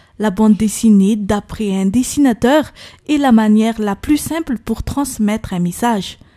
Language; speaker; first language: French; non-native, local second language; Malagasy